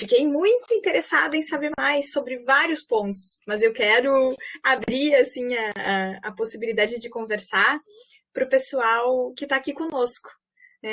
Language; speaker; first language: Portuguese; native; Portuguese